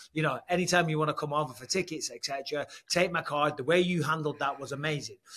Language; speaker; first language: English; native; English